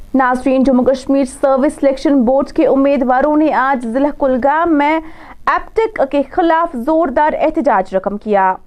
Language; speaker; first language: Urdu; non-native, local second language; Kashmiri